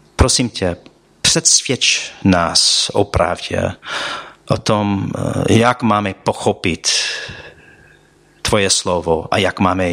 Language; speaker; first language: Czech; non-native, fluent; English